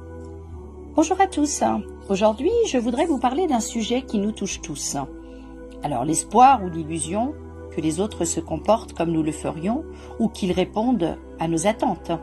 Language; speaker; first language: French; native; French